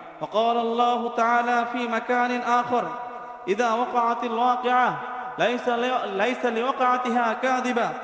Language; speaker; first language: Arabic; non-native, fluent; Bangla